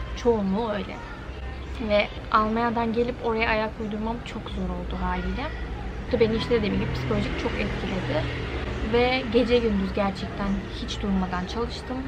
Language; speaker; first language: Turkish; early bilingual, heritage; Turkish